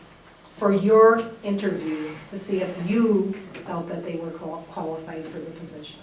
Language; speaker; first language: English; native; English